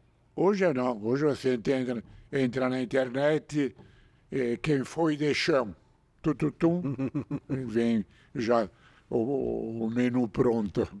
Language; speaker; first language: Portuguese; non-native, fluent; Italian